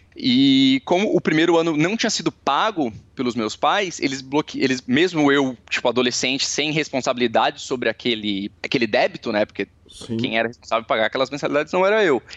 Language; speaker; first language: Portuguese; native; Portuguese